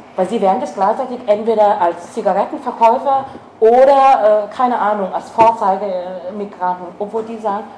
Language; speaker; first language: German; non-native, fluent; Vietnamese